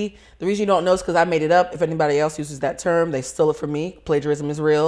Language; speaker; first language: English; native; English